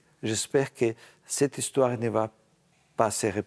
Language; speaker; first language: French; non-native, fluent; Russian